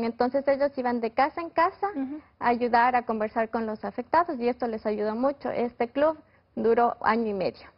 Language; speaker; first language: Spanish; native; Spanish